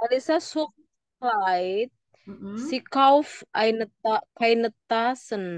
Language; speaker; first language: German; non-native, learner; Indonesian